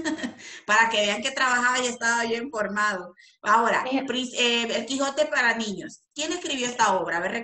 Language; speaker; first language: Spanish; native; Spanish